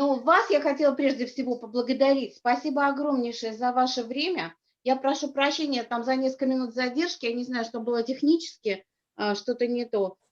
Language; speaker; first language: Russian; native; Russian